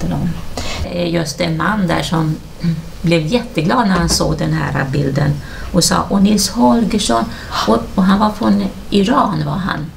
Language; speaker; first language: Swedish; native; Swedish